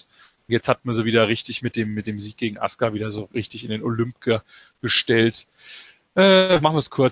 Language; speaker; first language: German; native; German